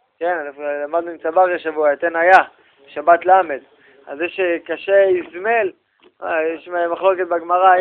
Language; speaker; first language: Hebrew; native; Hebrew